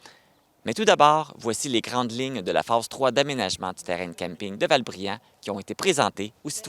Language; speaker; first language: French; native; French